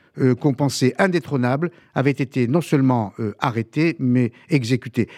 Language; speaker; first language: French; native; French